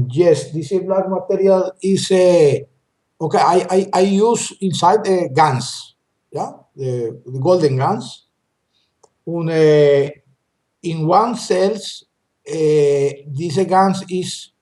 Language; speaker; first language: English; non-native, learner; Spanish